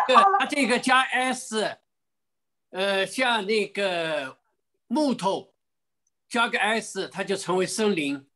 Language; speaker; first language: Chinese; native; Chinese